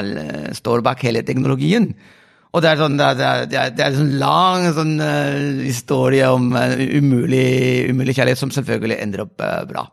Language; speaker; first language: Norwegian; non-native, fluent; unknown